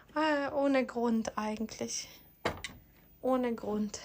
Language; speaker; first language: German; non-native, fluent; Ukrainian